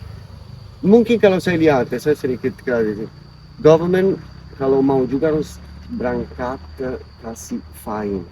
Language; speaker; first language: Indonesian; non-native, fluent; Italian